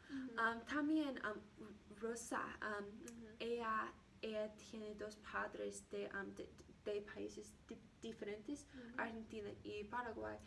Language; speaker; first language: Spanish; non-native, learner; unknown